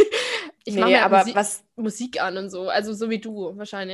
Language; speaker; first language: German; native; German